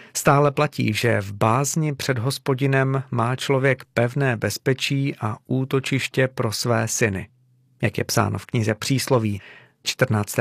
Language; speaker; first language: Czech; native; Czech